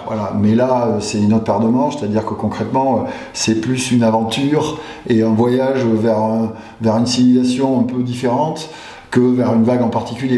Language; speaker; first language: French; native; French